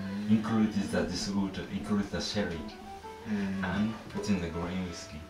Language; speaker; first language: English; non-native, learner; Japanese